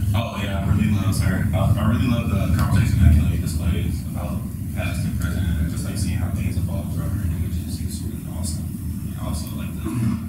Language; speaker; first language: English; native; English